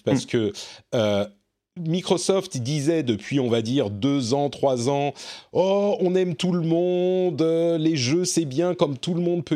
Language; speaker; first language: French; native; French